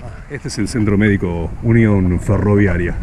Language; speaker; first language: Spanish; native; Spanish